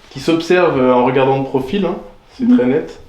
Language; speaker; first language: French; native; French